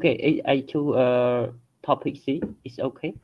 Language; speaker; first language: English; non-native, learner; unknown